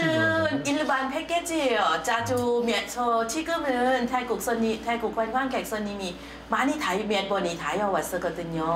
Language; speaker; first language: Korean; non-native, fluent; Thai